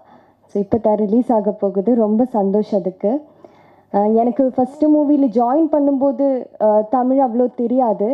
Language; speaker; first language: Tamil; non-native, learner; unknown